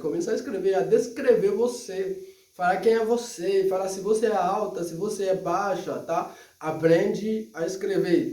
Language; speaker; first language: Portuguese; non-native, fluent; Haitian Creole